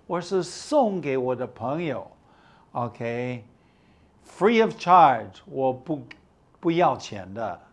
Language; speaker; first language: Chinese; non-native, fluent; English